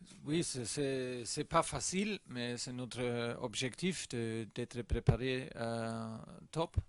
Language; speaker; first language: French; non-native, learner; German